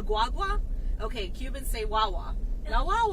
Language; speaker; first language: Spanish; early bilingual, heritage; Spanish